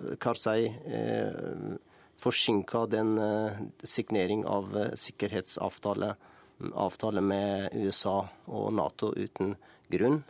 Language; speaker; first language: Norwegian; non-native, fluent; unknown